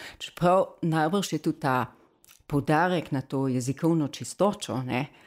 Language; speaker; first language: Slovenian; native; Slovenian